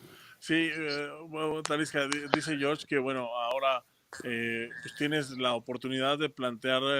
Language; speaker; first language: Spanish; native; Spanish